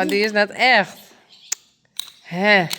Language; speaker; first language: Dutch; native; Dutch